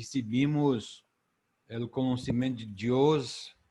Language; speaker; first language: Spanish; non-native, fluent; Portuguese